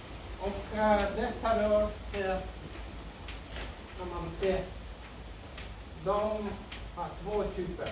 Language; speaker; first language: Swedish; non-native, learner; Russian